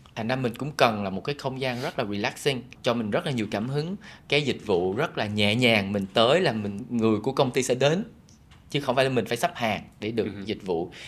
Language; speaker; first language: Vietnamese; early bilingual, heritage; Vietnamese